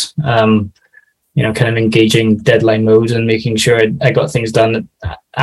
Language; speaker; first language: English; native; English